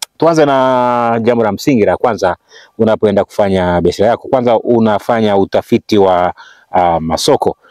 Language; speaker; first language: Swahili; native; Swahili